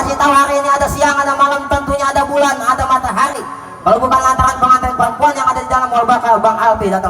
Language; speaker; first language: Indonesian; native; Indonesian